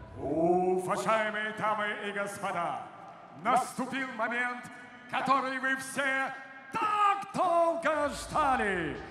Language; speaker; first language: Russian; native; Russian